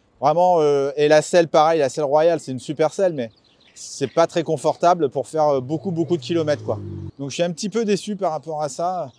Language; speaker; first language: French; native; French